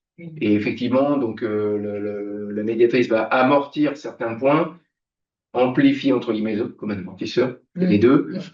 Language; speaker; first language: French; native; French